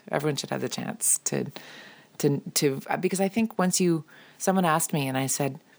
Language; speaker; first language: English; native; English